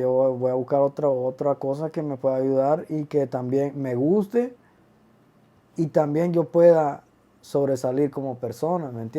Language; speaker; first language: Spanish; early bilingual, other home language; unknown